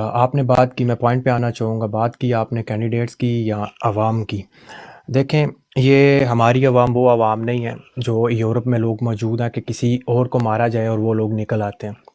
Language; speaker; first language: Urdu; non-native, local second language; Punjabi